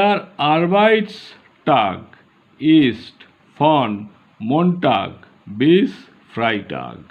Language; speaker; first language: German; non-native, learner; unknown